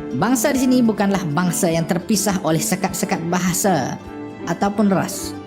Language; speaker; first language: Malay; native; Malay